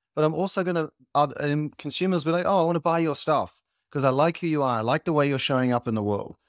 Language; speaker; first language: English; native; English